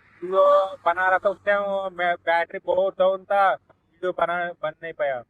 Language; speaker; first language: Hindi; non-native, local second language; Telugu